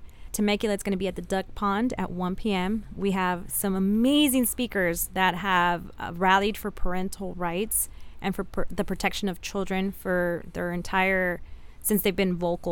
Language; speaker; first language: English; early bilingual, other home language; Spanish